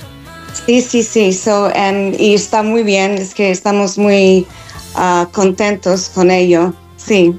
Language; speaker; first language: Spanish; non-native, learner; English